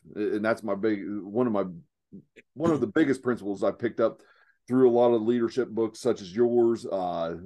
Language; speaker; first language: English; native; English